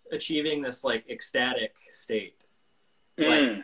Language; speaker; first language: English; native; English